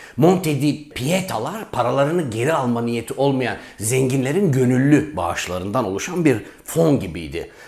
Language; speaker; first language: Turkish; native; Turkish